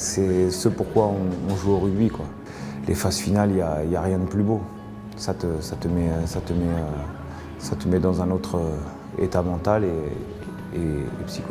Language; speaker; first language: French; native; French